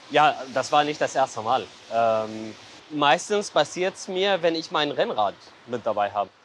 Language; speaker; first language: German; non-native, fluent; Arabic